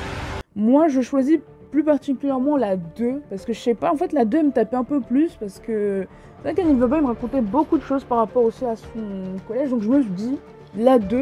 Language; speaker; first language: French; native; French